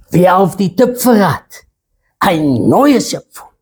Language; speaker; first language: German; non-native, fluent; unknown